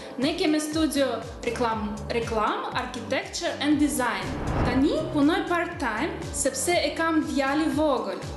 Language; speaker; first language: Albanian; non-native, learner; Russian